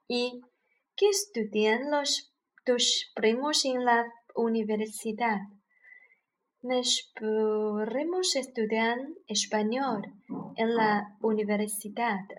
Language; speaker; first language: Spanish; non-native, learner; Chinese